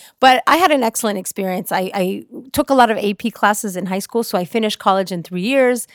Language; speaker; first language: English; early bilingual, other home language; Spanish